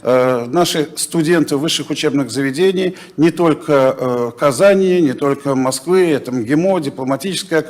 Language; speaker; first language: Russian; native; Russian